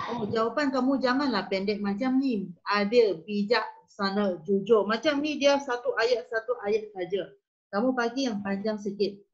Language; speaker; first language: Malay; native; Malay